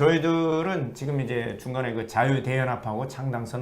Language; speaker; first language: Korean; native; Korean